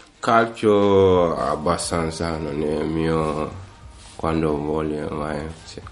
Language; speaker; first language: Italian; non-native, learner; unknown